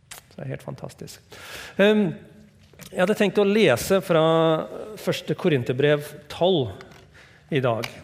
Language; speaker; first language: Norwegian; non-native, fluent; English